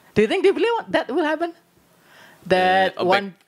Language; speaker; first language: English; non-native, learner; Indonesian